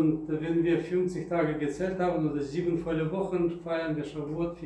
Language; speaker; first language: German; non-native, fluent; Russian